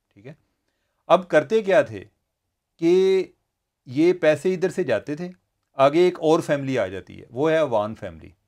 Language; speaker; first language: Urdu; non-native, local second language; Punjabi